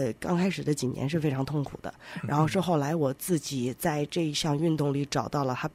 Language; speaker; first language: Chinese; native; Chinese